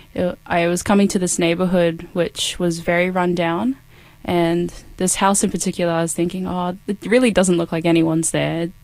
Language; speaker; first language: English; native; English